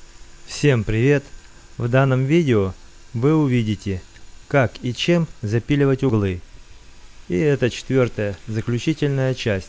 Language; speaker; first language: Russian; native; Russian